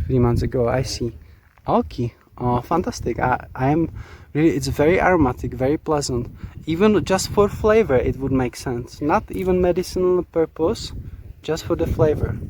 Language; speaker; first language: English; non-native, fluent; Czech